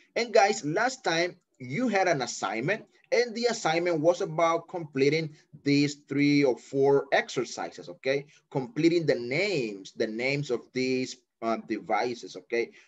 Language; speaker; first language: English; non-native, fluent; Spanish